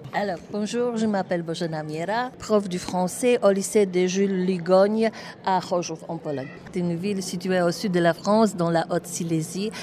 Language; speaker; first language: French; non-native, fluent; Polish